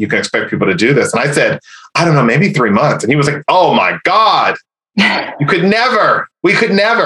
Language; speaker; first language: English; native; English